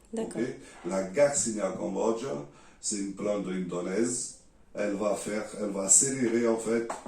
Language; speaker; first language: French; non-native, learner; Portuguese